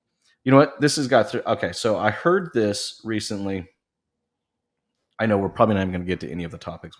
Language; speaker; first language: English; native; English